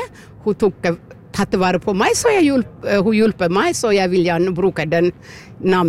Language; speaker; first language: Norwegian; early bilingual, other home language; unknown